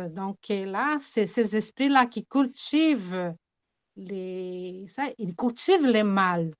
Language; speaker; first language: French; non-native, fluent; Portuguese